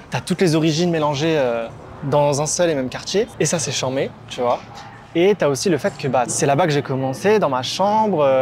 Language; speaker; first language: French; early bilingual, other home language; Arabic